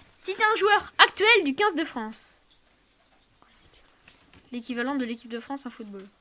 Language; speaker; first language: French; native; French